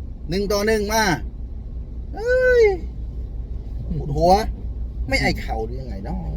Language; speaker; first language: Thai; non-native, fluent; Khmer